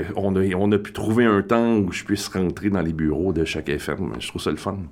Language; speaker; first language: French; native; French